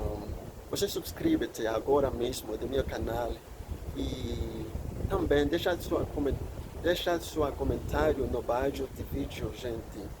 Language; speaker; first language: Portuguese; non-native, learner; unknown